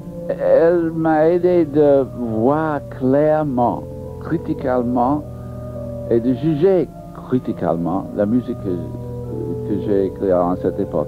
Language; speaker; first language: French; non-native, fluent; English